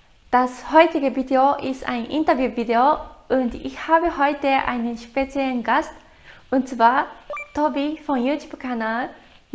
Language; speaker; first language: German; non-native, learner; Japanese